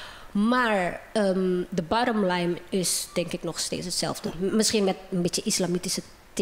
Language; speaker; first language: Dutch; non-native, fluent; Indonesian